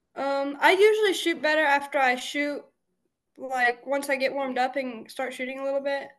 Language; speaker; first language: English; native; English